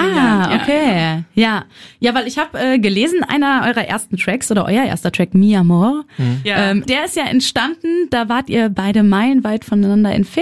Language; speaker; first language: German; native; German